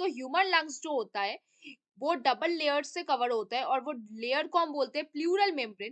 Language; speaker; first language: Hindi; native; Hindi